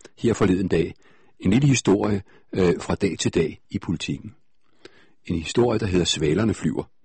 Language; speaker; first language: Danish; native; Danish